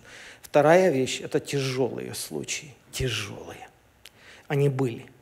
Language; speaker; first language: Russian; native; Russian